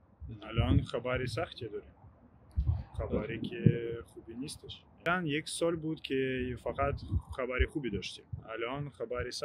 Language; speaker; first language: Persian; non-native, learner; Ukrainian